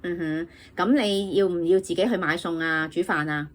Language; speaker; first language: Cantonese; native; Cantonese